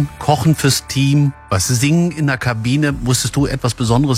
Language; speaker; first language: German; native; German